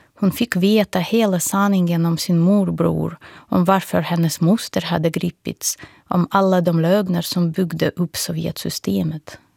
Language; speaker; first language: Swedish; non-native, fluent; Russian